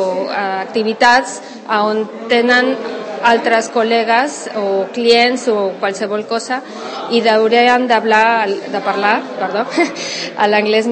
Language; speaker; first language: Catalan; non-native, local second language; Spanish